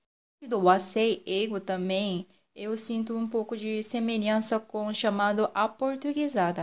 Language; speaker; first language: Portuguese; non-native, local second language; Japanese